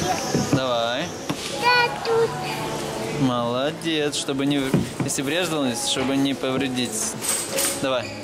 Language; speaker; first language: Russian; native; Russian